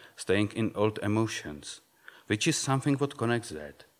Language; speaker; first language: English; non-native, fluent; Czech